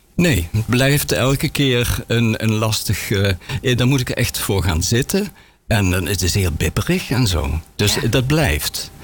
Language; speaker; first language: Dutch; native; Dutch